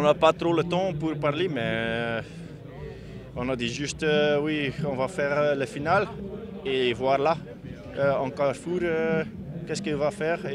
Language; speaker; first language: French; non-native, local second language; Dutch